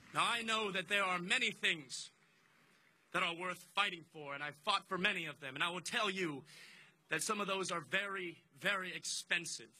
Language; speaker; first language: English; native; English